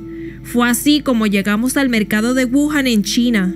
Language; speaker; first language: Spanish; native; Spanish